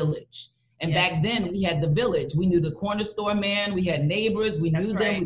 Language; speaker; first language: English; native; English